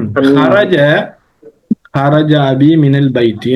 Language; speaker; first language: Arabic; non-native, fluent; Tamil